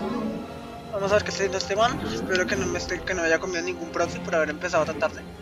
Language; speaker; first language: Spanish; native; Spanish